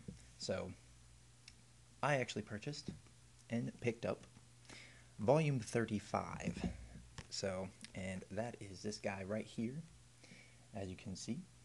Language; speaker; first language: English; native; English